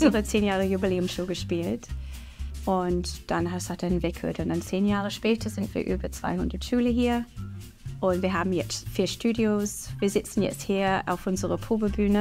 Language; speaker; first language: German; non-native, fluent; English